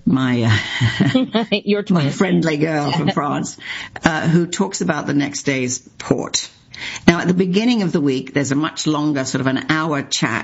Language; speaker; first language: English; native; English